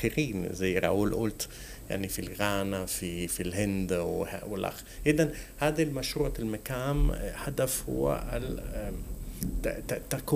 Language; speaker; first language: Arabic; non-native, fluent; Italian